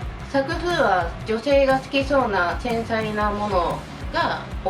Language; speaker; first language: Japanese; native; Japanese